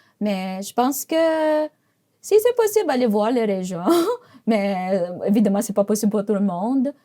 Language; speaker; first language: French; non-native, fluent; Filipino